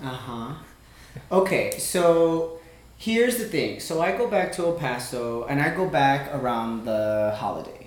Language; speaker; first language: English; early bilingual, other home language; Spanish